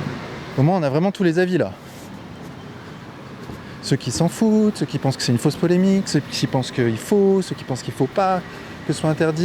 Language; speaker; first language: French; native; French